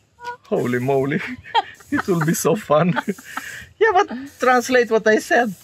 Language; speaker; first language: English; non-native, fluent; Romanian